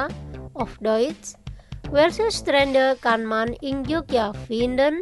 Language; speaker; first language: German; non-native, fluent; Indonesian